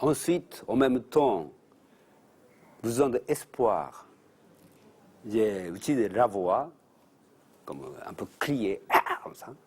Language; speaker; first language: French; non-native, learner; Japanese